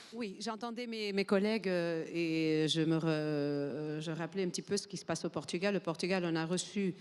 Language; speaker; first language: French; non-native, fluent; Portuguese